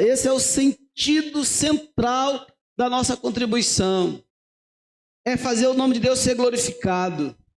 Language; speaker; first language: Portuguese; native; Portuguese